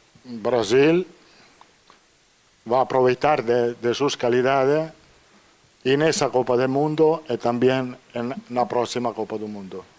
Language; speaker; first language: Portuguese; non-native, fluent; Italian